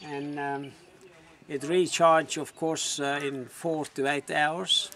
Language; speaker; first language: English; non-native, fluent; Norwegian